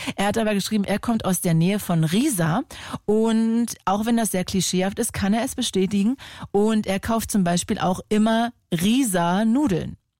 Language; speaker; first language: German; native; German